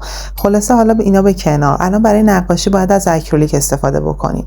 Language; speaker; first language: Persian; native; Persian